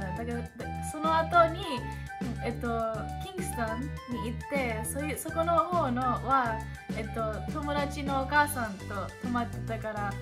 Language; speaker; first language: Japanese; early bilingual, heritage; English